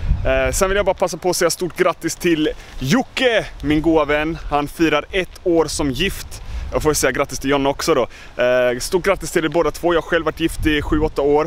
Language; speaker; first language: Swedish; native; Swedish